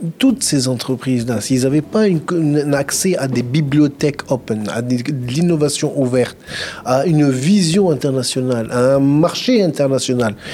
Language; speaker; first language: French; non-native, local second language; Arabic